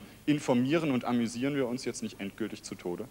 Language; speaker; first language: German; native; German